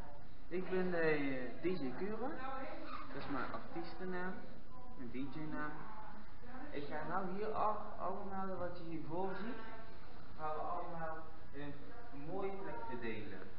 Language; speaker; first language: Dutch; non-native, local second language; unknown